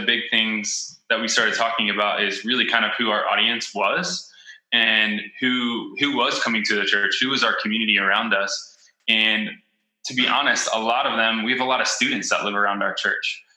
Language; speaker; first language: English; native; English